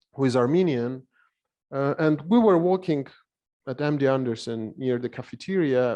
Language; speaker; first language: English; non-native, fluent; Armenian